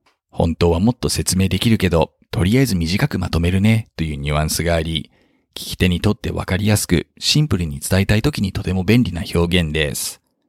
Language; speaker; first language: Japanese; native; Japanese